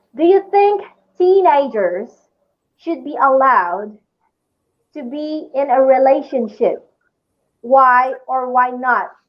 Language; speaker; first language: English; non-native, local second language; Filipino